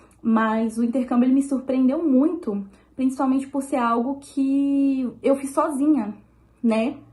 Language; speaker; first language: Portuguese; native; Portuguese